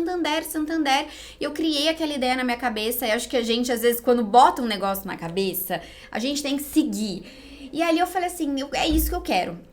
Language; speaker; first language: Portuguese; native; Portuguese